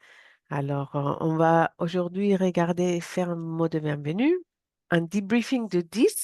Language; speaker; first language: French; non-native, fluent; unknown